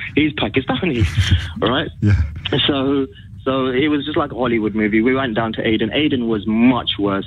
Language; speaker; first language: English; early bilingual, other home language; Arabic